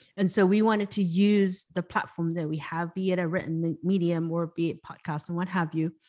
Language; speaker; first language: English; non-native, local second language; Cantonese